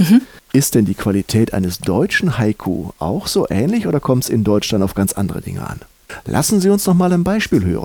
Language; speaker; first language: German; native; German